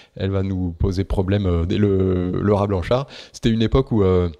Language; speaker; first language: French; native; French